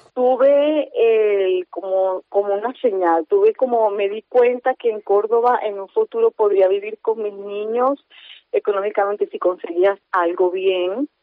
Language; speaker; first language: Spanish; native; Spanish